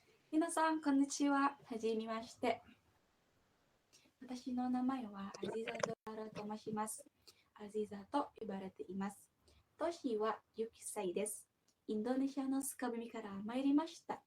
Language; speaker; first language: Japanese; non-native, learner; Indonesian